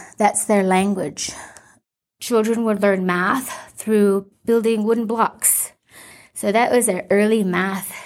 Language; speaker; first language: English; early bilingual, other home language; Spanish